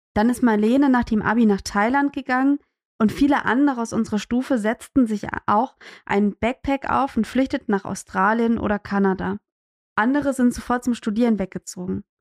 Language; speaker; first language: German; native; German